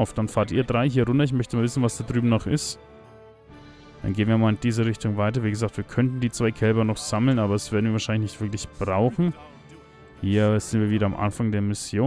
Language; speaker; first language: German; native; German